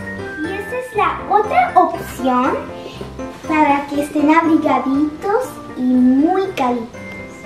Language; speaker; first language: Spanish; early bilingual, other home language; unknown